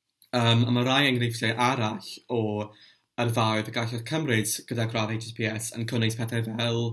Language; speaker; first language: Welsh; non-native, local second language; English